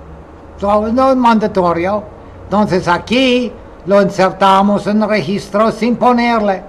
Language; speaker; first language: Spanish; non-native, fluent; English